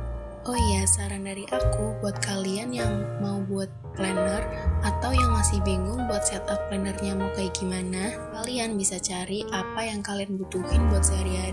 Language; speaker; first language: Indonesian; native; Indonesian